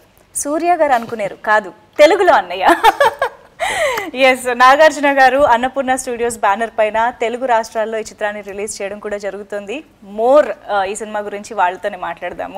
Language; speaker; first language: Telugu; native; Telugu